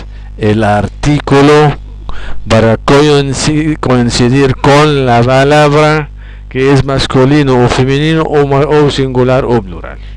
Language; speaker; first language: Spanish; non-native, fluent; Arabic